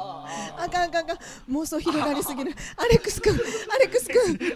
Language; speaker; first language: Japanese; native; Japanese